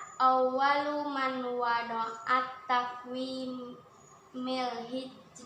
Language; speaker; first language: Arabic; non-native, learner; Indonesian